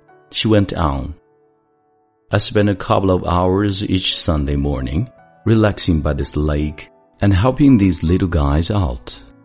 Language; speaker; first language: English; non-native, fluent; Chinese